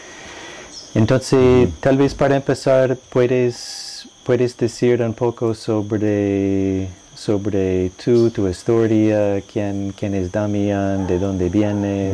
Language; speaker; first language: Spanish; non-native, fluent; English